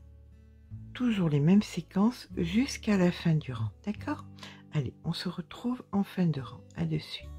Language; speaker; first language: French; native; French